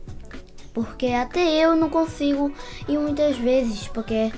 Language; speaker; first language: Portuguese; early bilingual, heritage; Portuguese